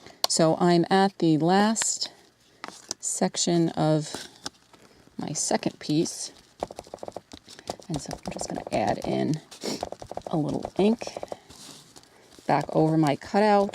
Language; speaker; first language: English; native; English